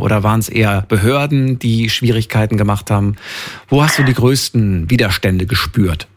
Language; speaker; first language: German; native; German